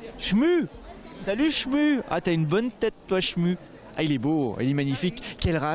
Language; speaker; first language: French; native; French